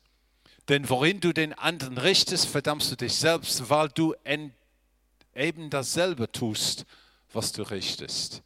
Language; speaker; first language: German; non-native, fluent; English